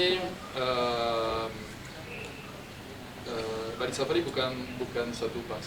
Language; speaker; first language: Indonesian; non-native, fluent; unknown